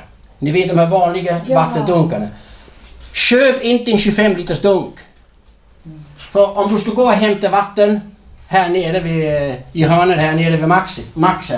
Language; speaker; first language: Swedish; non-native, fluent; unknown